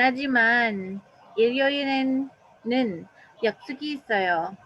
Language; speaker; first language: Korean; non-native, learner; English